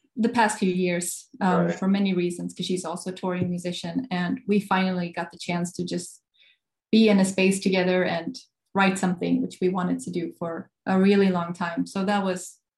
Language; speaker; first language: English; non-native, fluent; Swedish